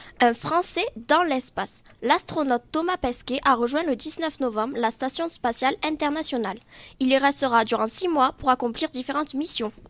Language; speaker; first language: French; native; French